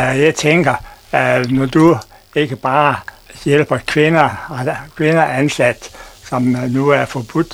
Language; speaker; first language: Danish; non-native, fluent; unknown